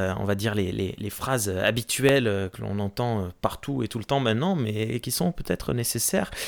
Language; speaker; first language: French; native; French